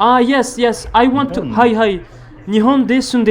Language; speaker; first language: Japanese; non-native, learner; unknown